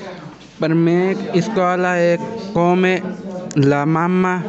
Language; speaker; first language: Italian; non-native, learner; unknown